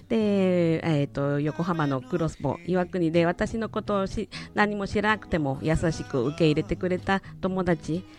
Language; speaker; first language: Japanese; non-native, fluent; Spanish